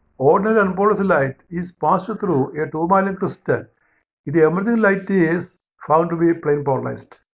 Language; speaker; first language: English; non-native, local second language; Malayalam